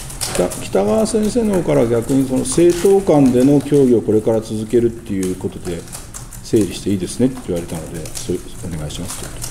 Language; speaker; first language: Japanese; native; Japanese